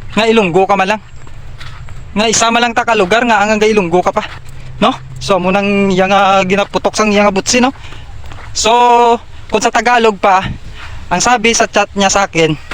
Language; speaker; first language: Filipino; non-native, local second language; Hiligaynon